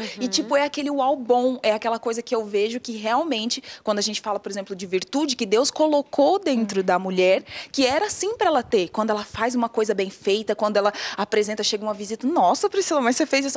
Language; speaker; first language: Portuguese; native; Portuguese